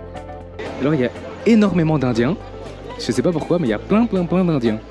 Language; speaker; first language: French; native; French